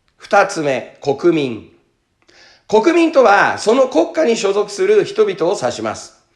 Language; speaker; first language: Japanese; native; Japanese